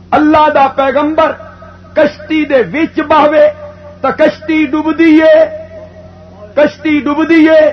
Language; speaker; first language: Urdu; non-native, local second language; Punjabi